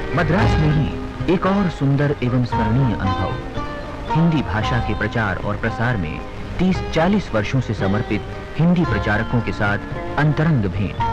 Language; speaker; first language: Hindi; native; Hindi